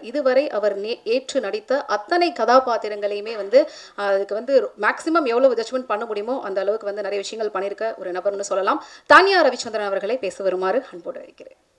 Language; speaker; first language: Tamil; native; Tamil